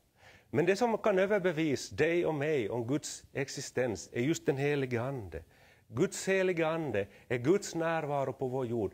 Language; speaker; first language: Swedish; native; Swedish